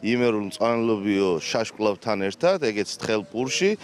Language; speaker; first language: Georgian; native; Georgian